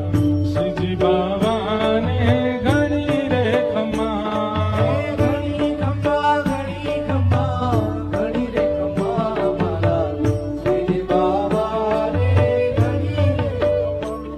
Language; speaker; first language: Hindi; native; Hindi